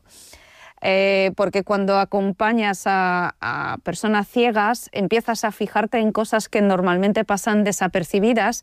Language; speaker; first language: Spanish; non-native, fluent; Polish